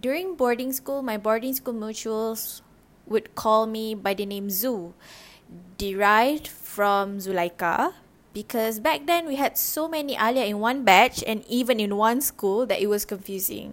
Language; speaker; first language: English; non-native, local second language; Malay